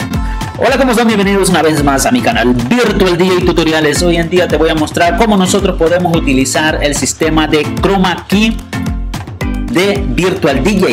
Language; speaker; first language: Spanish; native; Spanish